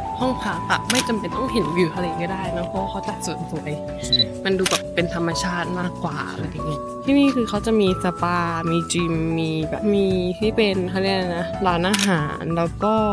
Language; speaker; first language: Thai; native; Thai